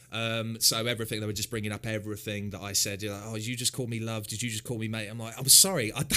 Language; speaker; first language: English; native; English